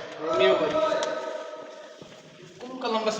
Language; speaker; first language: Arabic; non-native, learner; Hindi